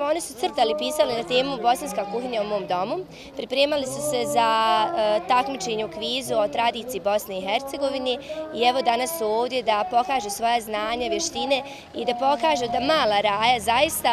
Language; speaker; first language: Bosnian; native; Bosnian